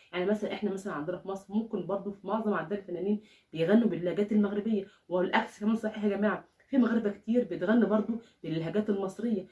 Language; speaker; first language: Arabic; native; Arabic